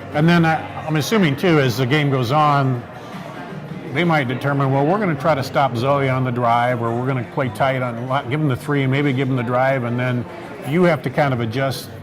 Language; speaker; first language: English; native; English